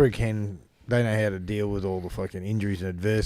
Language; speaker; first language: English; native; English